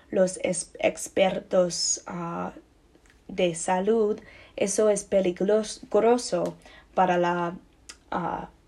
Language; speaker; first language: Spanish; non-native, learner; English